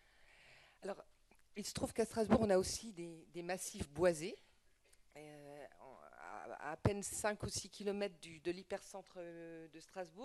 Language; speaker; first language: French; native; French